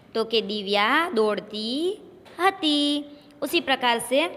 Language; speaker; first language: Hindi; non-native, local second language; Gujarati